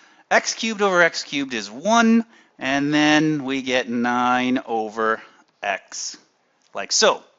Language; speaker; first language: English; native; English